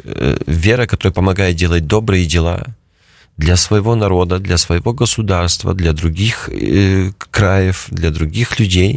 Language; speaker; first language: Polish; non-native, learner; Russian